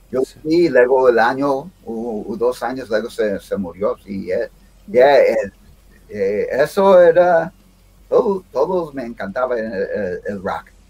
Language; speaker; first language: Spanish; early bilingual, heritage; Spanish